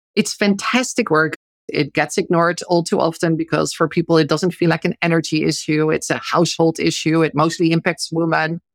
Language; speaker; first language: English; non-native, fluent; Dutch